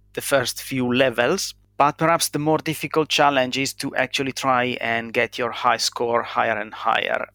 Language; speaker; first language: English; non-native, fluent; Italian